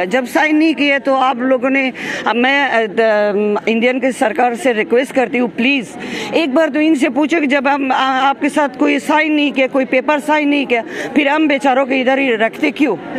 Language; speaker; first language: Hindi; non-native, fluent; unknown